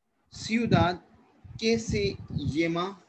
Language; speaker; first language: Spanish; non-native, learner; Hindi